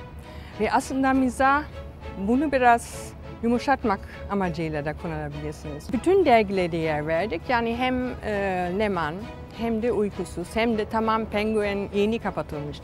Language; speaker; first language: Turkish; non-native, fluent; German